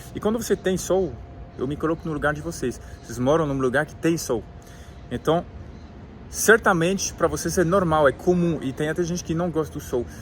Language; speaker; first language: Portuguese; non-native, fluent; French